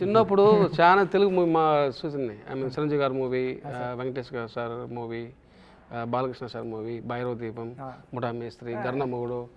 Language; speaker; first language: Telugu; non-native, learner; Tamil